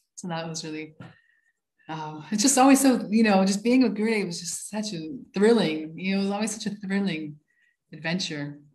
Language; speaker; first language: English; native; English